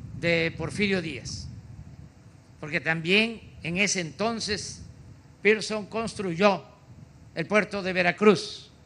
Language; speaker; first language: Spanish; native; Spanish